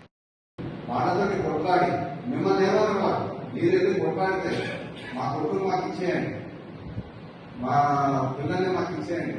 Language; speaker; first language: Telugu; native; Telugu